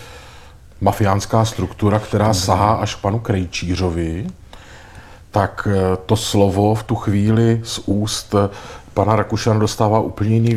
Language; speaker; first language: Czech; native; Czech